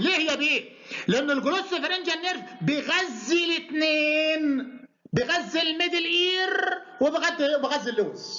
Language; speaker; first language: Arabic; native; Arabic